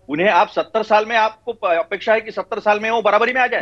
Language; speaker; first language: Hindi; non-native, local second language; Marathi